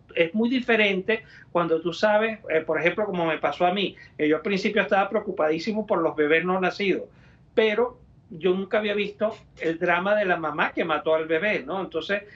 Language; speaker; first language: Spanish; native; Spanish